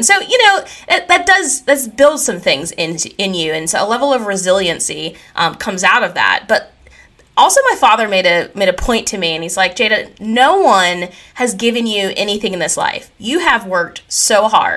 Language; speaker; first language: English; native; English